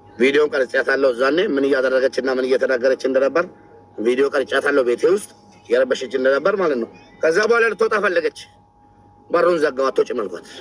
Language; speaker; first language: Amharic; non-native, local second language; Oromo